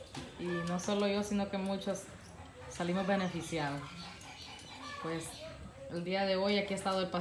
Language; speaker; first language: Spanish; native; Spanish